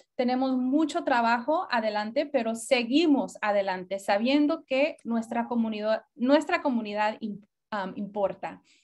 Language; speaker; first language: Spanish; early bilingual, heritage; Spanish